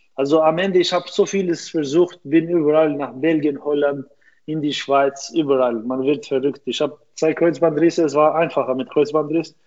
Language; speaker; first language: German; non-native, fluent; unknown